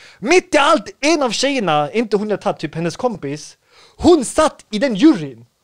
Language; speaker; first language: Swedish; early bilingual, other home language; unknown